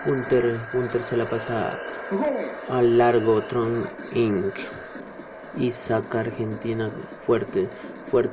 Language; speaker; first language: Spanish; native; Spanish